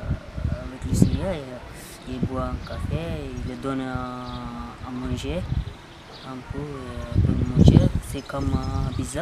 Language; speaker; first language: French; non-native, learner; Arabic